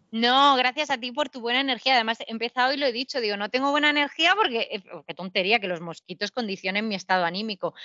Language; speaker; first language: Spanish; native; Spanish